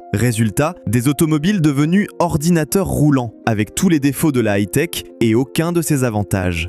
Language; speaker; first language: French; native; French